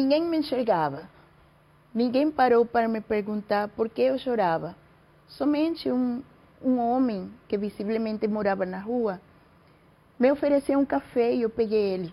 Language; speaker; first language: Portuguese; non-native, fluent; Spanish